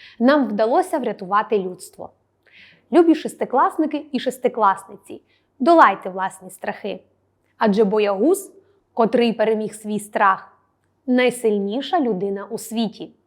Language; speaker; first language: Ukrainian; native; Ukrainian